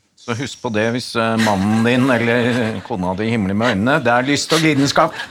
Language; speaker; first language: Norwegian; native; Norwegian